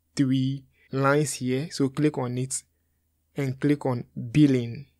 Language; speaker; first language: English; non-native, local second language; Akan